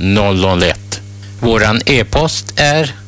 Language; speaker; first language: Swedish; native; Swedish